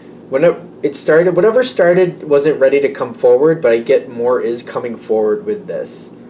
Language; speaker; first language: English; native; English